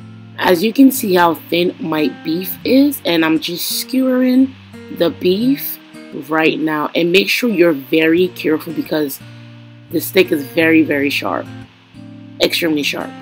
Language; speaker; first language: English; non-native, local second language; Yoruba